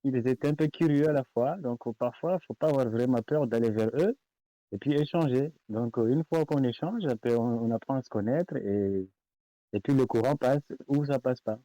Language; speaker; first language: French; non-native, local second language; Comorian